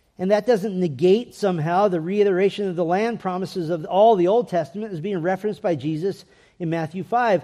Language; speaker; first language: English; native; English